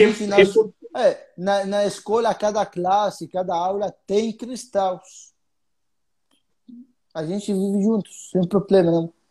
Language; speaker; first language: Portuguese; non-native, fluent; Arabic